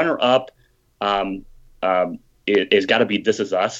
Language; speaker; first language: English; native; English